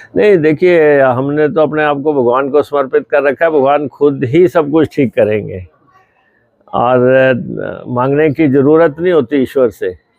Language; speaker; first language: Hindi; native; Hindi